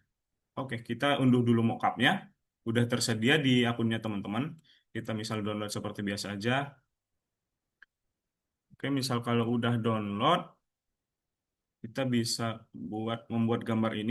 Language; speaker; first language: Indonesian; native; Indonesian